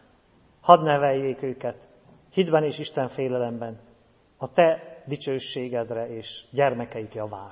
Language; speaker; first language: Hungarian; native; Hungarian